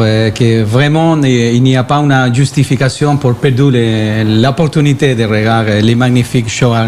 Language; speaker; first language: French; non-native, fluent; Spanish